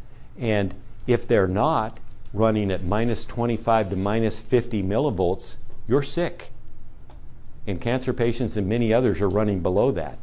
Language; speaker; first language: English; native; English